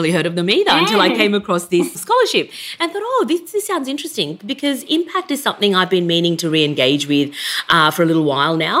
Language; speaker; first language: English; native; English